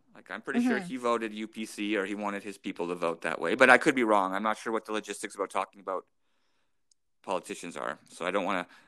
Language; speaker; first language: English; native; English